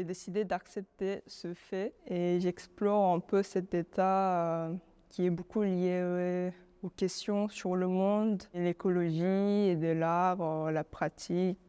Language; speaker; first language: French; non-native, fluent; Korean